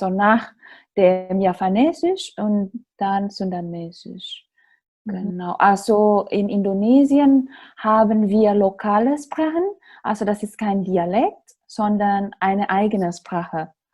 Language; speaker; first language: German; non-native, fluent; Indonesian